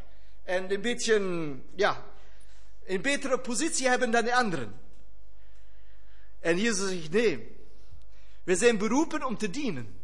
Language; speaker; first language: Dutch; non-native, fluent; German